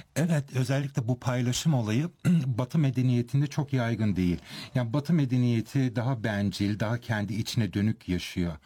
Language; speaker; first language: Turkish; early bilingual, heritage; Turkish